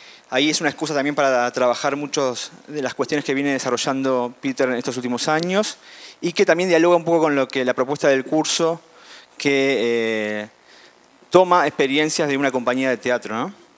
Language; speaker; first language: Spanish; native; Spanish